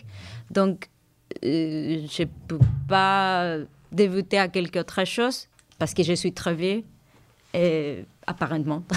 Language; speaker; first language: French; non-native, learner; Spanish